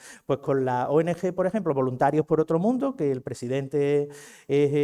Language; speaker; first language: Spanish; native; Spanish